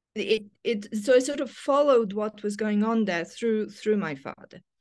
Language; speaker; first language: English; non-native, fluent; Serbian